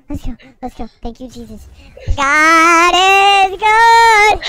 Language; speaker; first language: English; native; English